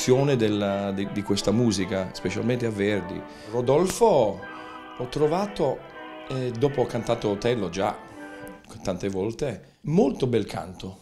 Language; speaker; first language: Italian; non-native, fluent; English